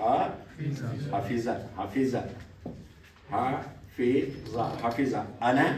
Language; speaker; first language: Arabic; non-native, fluent; Urdu